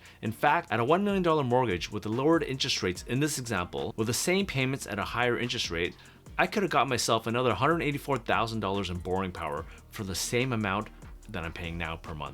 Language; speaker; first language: English; native; English